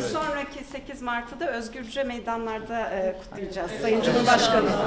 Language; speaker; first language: Turkish; native; Turkish